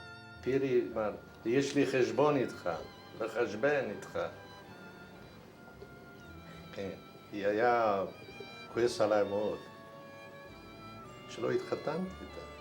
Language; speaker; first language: Hebrew; non-native, fluent; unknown